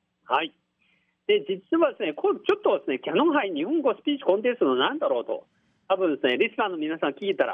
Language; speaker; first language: Japanese; non-native, fluent; Chinese